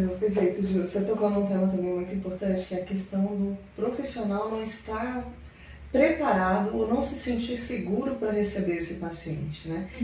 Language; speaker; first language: Portuguese; native; Portuguese